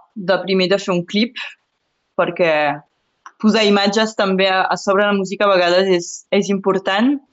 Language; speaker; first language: Catalan; non-native, local second language; French